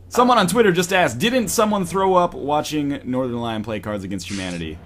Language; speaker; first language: English; native; English